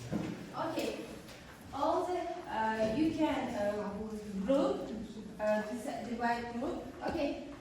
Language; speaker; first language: English; non-native, learner; Kazakh